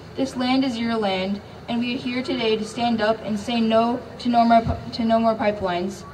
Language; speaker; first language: English; native; English